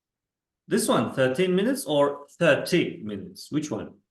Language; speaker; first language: English; non-native, fluent; Kazakh